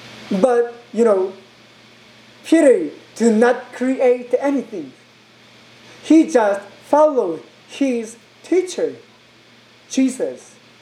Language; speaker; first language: English; non-native, learner; Korean